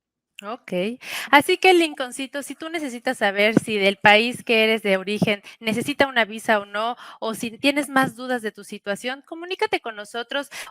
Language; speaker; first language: Spanish; native; Spanish